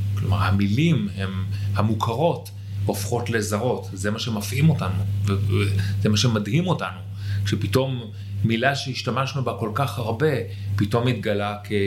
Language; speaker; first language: Hebrew; native; Hebrew